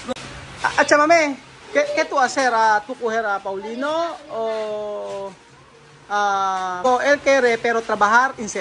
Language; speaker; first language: Spanish; non-native, learner; Filipino